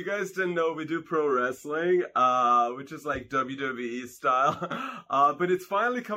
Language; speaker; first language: English; non-native, fluent; Hungarian